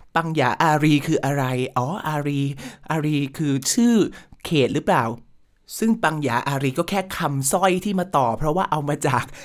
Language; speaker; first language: Thai; native; Thai